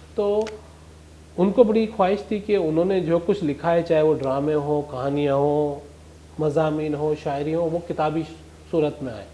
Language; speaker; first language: Urdu; non-native, local second language; Gujarati